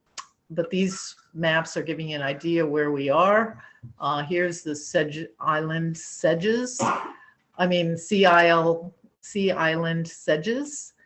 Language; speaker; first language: English; native; English